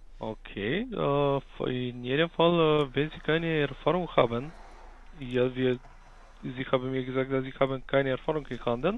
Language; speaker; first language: German; non-native, learner; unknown